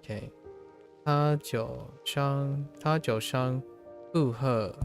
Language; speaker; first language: Chinese; non-native, learner; English